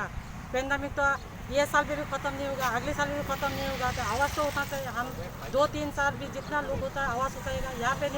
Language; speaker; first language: Hindi; non-native, local second language; Kok Borok